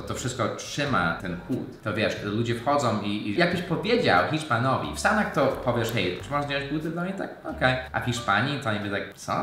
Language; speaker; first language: Polish; early bilingual, heritage; Polish